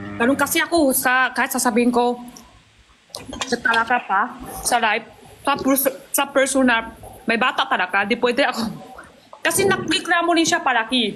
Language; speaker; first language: Filipino; non-native, learner; Chinese